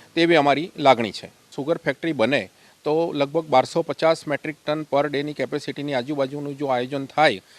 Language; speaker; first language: Gujarati; native; Gujarati